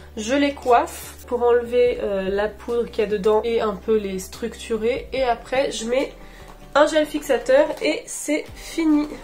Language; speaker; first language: French; early bilingual, other home language; Portuguese